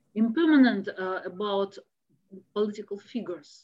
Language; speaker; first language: English; non-native, fluent; Russian